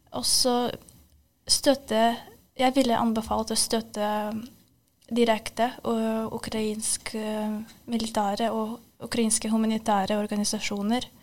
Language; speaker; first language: Norwegian; non-native, fluent; Ukrainian